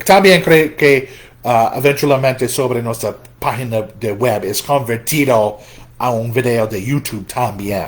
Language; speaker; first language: Spanish; non-native, fluent; English